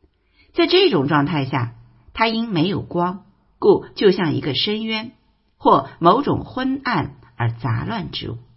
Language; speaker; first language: Chinese; native; Chinese